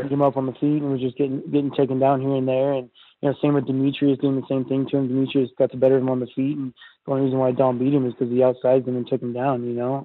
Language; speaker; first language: English; native; English